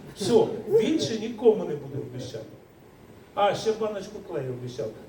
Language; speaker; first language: Ukrainian; native; Ukrainian